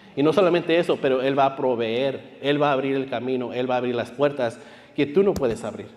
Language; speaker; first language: Spanish; early bilingual, heritage; Spanish